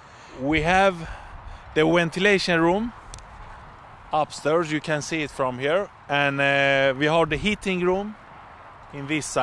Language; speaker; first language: English; non-native, fluent; Persian